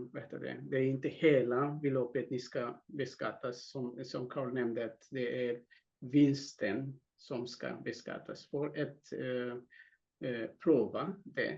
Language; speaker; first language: Swedish; non-native, fluent; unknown